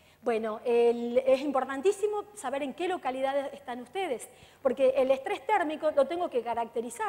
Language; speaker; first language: Spanish; native; Spanish